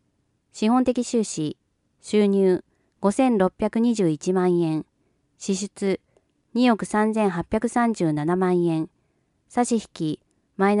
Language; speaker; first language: Japanese; native; Japanese